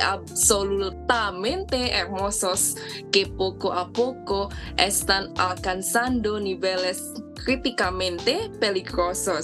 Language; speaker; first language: Spanish; non-native, learner; Indonesian